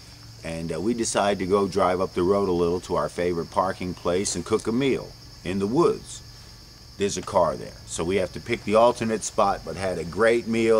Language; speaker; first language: English; native; English